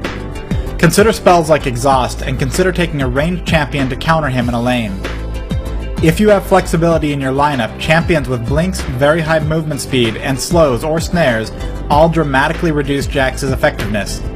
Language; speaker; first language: English; native; English